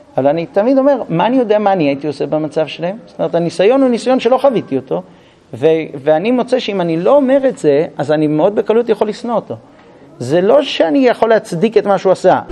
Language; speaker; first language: Hebrew; non-native, fluent; English